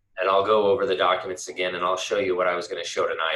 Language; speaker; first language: English; native; English